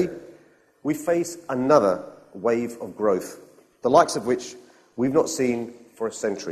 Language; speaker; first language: English; native; English